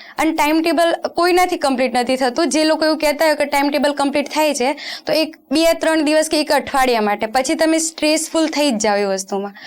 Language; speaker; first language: Gujarati; non-native, local second language; Rajasthani